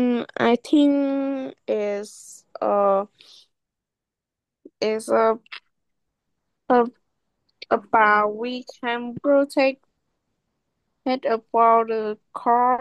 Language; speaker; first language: English; non-native, learner; Vietnamese